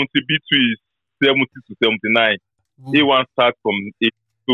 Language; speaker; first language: English; non-native, local second language; Yoruba